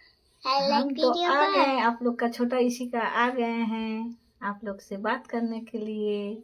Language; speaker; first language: Hindi; non-native, local second language; Bangla